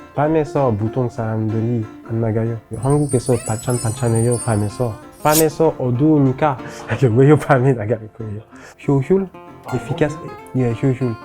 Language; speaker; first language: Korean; non-native, learner; French